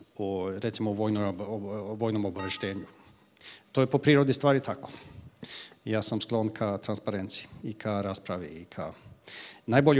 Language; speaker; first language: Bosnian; non-native, fluent; Swedish